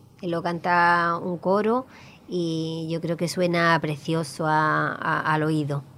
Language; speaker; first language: Spanish; native; Spanish